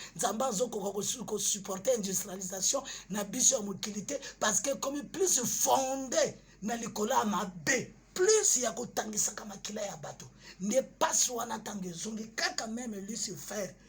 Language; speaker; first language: Lingala; native; Lingala